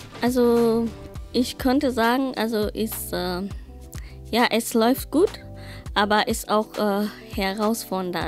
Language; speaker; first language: German; non-native, learner; Swahili